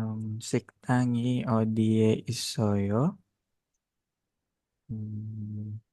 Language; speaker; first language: Korean; non-native, learner; Indonesian